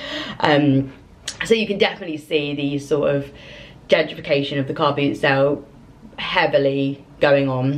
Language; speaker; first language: English; native; English